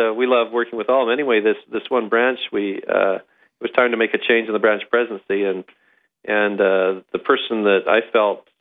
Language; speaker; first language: English; native; English